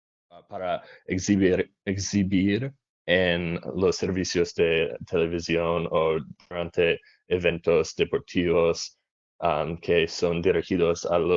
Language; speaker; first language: Spanish; non-native, learner; English